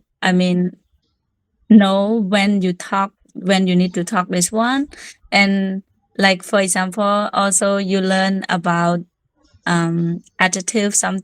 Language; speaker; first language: English; non-native, learner; Khmer